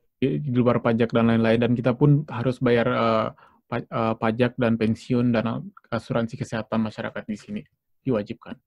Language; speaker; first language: Indonesian; native; Indonesian